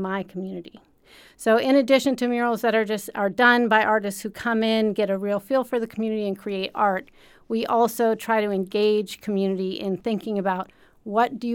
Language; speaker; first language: English; native; English